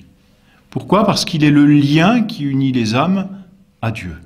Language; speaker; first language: French; native; French